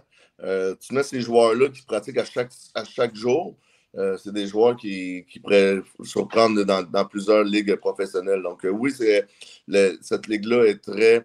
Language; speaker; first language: French; native; French